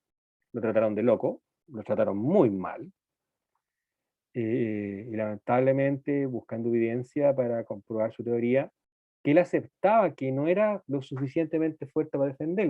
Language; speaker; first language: Spanish; native; Spanish